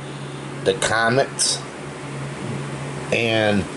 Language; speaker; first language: English; native; English